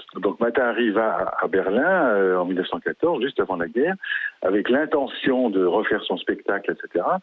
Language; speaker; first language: French; native; French